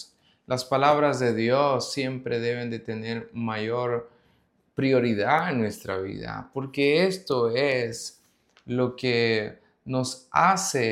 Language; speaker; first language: Spanish; native; Spanish